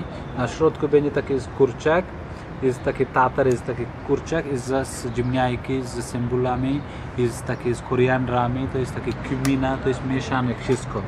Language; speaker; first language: Polish; non-native, learner; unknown